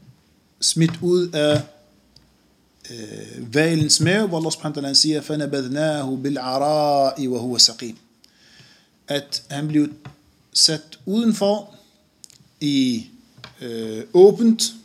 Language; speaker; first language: Danish; non-native, fluent; Arabic